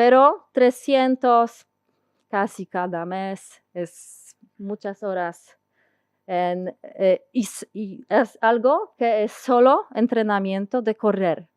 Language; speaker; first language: Spanish; non-native, learner; Polish